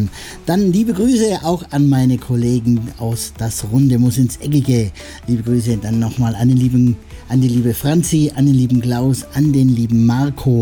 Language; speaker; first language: German; native; German